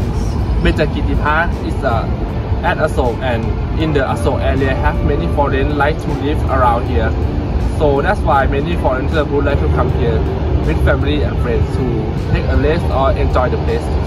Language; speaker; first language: English; non-native, learner; Thai